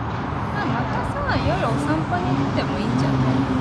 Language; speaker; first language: Japanese; native; Japanese